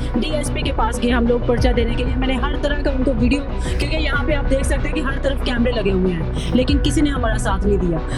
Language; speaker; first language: Urdu; native; Urdu